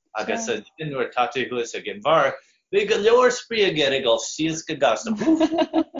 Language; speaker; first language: Irish; non-native, fluent; English